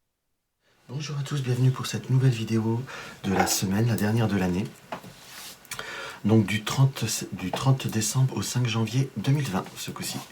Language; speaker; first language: French; native; French